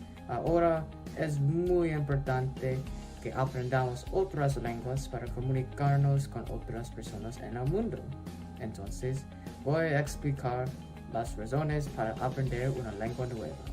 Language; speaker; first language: Spanish; non-native, fluent; English